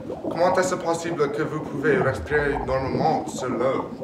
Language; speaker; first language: French; non-native, learner; English